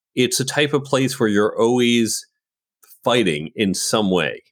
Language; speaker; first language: English; native; English